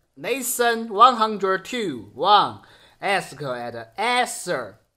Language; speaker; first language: English; non-native, learner; Chinese